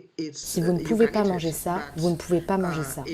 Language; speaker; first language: French; non-native, fluent; Spanish